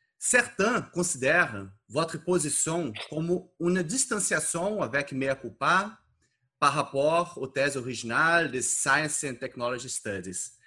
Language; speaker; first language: French; non-native, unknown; Portuguese